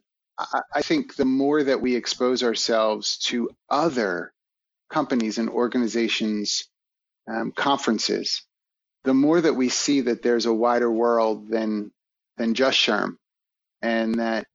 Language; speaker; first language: English; native; English